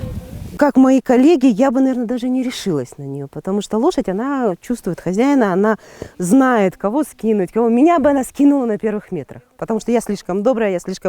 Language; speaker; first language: Russian; native; Russian